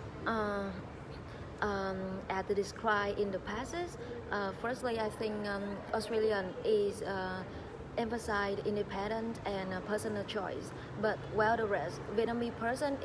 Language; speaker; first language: English; non-native, learner; Vietnamese